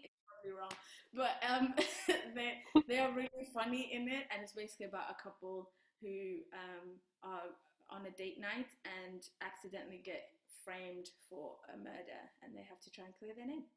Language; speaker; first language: English; non-native, local second language; Kinyarwanda